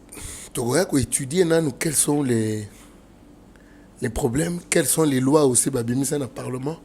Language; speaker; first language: French; non-native, local second language; Lingala